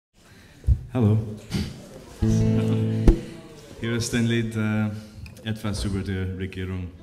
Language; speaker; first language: German; non-native, learner; English